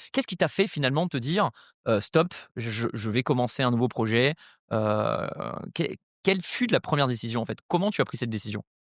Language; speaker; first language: French; native; French